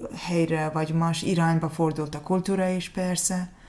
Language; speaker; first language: Hungarian; non-native, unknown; Azerbaijani